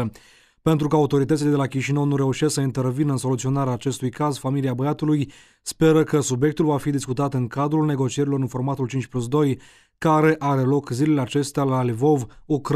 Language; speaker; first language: Romanian; native; Romanian